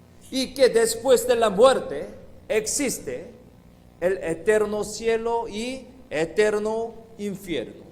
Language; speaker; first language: Spanish; non-native, fluent; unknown